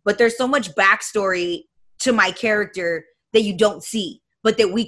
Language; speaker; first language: English; native; English